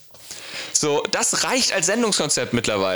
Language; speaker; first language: German; native; German